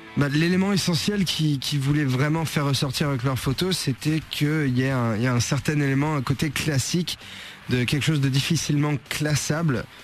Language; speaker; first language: French; native; French